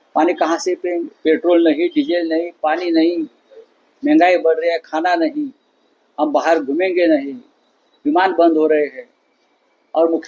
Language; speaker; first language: Hindi; non-native, local second language; Marathi